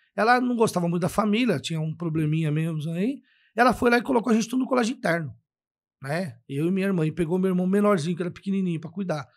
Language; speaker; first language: Portuguese; native; Portuguese